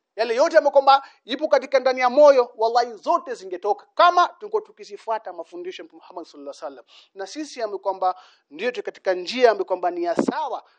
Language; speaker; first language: Swahili; native; Swahili